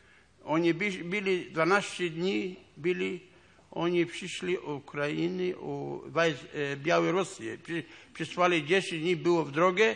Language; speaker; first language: Polish; non-native, local second language; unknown